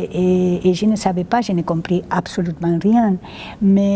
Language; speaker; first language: French; non-native, fluent; Spanish